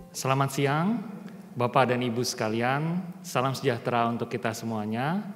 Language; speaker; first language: Indonesian; native; Indonesian